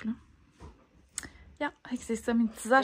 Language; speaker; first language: French; native; French